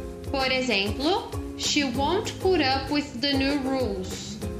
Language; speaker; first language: English; non-native, fluent; Portuguese